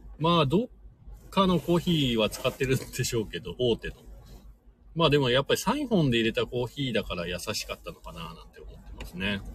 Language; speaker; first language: Japanese; native; Japanese